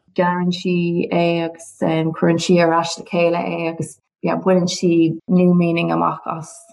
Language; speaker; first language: Irish; non-native, local second language; English